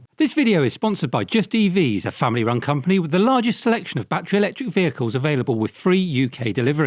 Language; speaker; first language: English; native; English